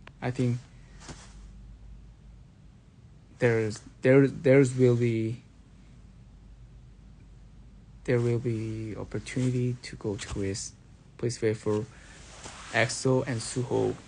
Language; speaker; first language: English; non-native, learner; Korean